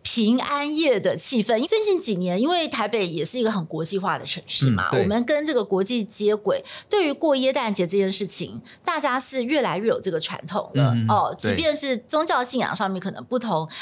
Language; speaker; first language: Chinese; native; Chinese